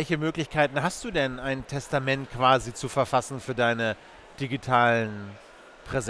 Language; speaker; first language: German; native; German